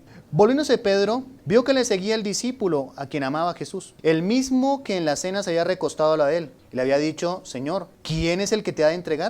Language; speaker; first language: Spanish; native; Spanish